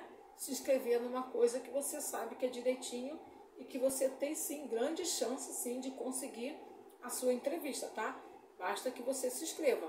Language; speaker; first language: Portuguese; native; Portuguese